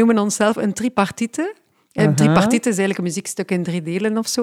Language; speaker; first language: Dutch; native; Dutch